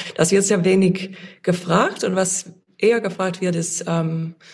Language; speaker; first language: German; non-native, fluent; English